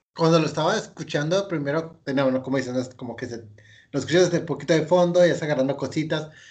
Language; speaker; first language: Spanish; native; Spanish